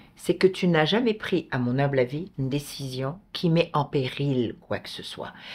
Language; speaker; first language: French; native; French